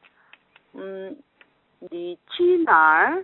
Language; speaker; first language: Chinese; non-native, learner; Korean